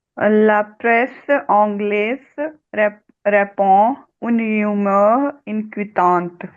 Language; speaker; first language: French; non-native, learner; Punjabi